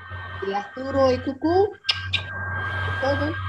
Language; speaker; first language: Spanish; non-native, learner; Portuguese